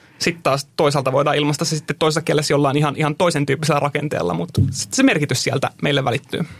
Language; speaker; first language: Finnish; native; Finnish